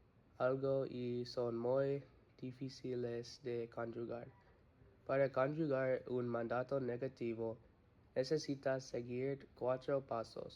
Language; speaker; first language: Spanish; non-native, learner; English